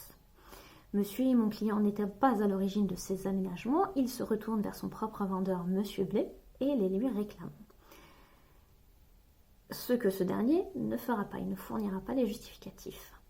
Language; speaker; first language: French; native; French